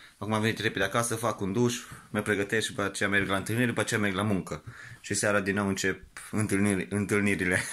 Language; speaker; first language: Romanian; non-native, local second language; Hungarian